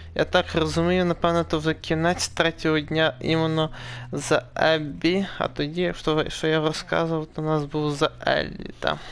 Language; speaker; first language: Ukrainian; native; Ukrainian